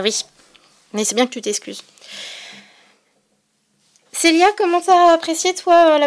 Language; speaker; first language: French; native; French